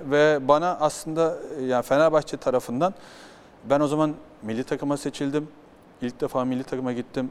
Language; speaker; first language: Turkish; early bilingual, heritage; Turkish